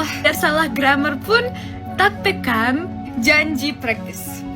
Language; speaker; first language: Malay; non-native, learner; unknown